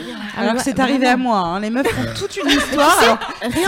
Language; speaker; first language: French; native; French